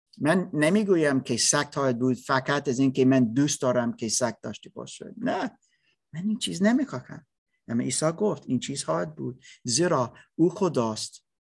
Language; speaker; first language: Persian; non-native, learner; English